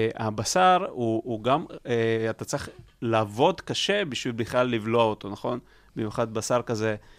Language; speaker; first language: Hebrew; early bilingual, other home language; Russian